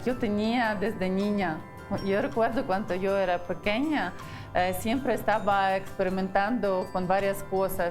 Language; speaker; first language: Spanish; non-native, learner; Ukrainian